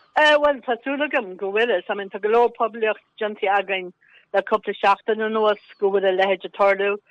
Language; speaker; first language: Irish; native; Irish